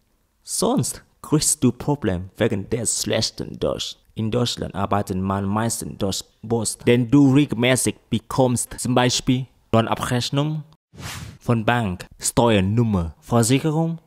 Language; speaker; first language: German; non-native, learner; Vietnamese